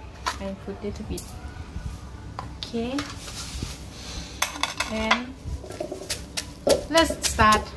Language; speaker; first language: English; non-native, learner; Lao